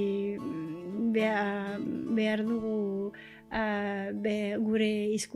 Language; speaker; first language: Basque; non-native, learner; French